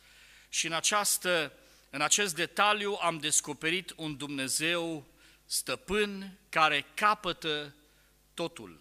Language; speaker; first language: Romanian; native; Romanian